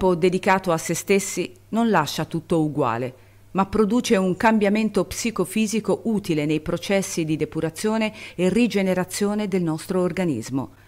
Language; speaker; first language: Italian; native; Italian